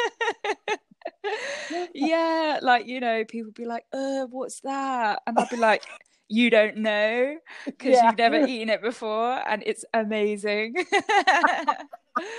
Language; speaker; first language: English; native; English